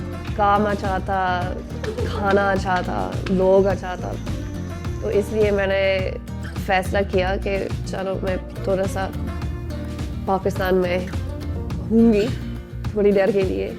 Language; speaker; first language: Hindi; non-native, learner; English